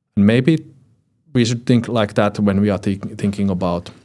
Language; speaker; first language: English; non-native, fluent; Finnish